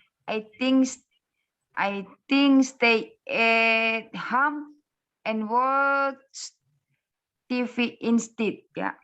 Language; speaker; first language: English; non-native, learner; Indonesian